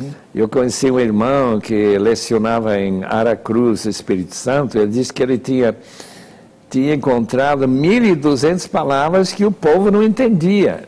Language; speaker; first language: Portuguese; non-native, fluent; English